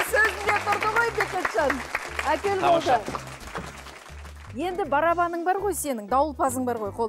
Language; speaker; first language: Kazakh; native; Kazakh